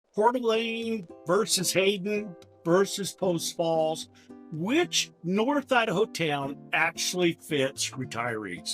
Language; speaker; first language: English; native; English